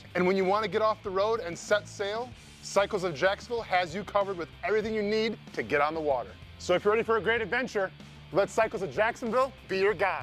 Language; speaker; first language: English; native; English